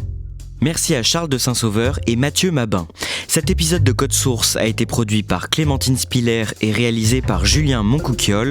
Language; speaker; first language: French; native; French